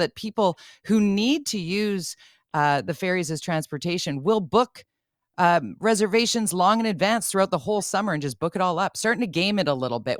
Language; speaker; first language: English; native; English